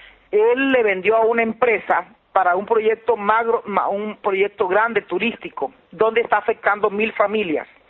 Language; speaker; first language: Spanish; native; Spanish